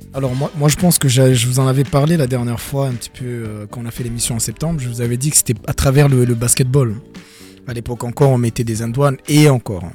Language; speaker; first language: French; non-native, local second language; Kinyarwanda